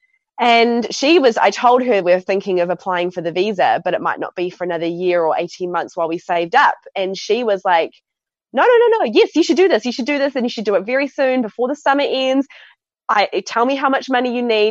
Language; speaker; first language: English; native; English